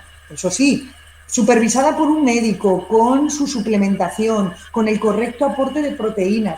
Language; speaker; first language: Spanish; native; Spanish